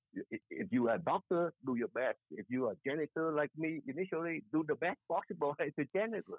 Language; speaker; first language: English; non-native, fluent; Vietnamese